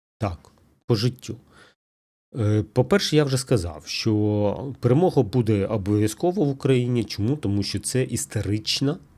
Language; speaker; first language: Ukrainian; non-native, local second language; Russian